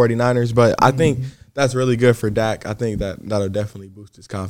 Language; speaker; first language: English; native; English